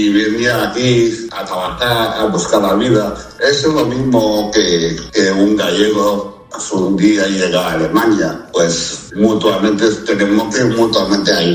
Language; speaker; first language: Spanish; early bilingual, other home language; Chinese